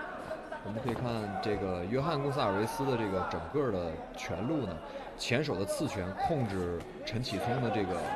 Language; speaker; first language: Chinese; native; Chinese